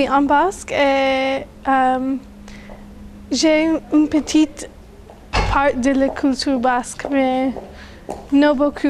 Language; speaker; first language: French; non-native, learner; English